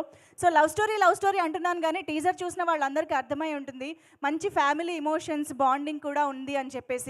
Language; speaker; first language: Telugu; native; Telugu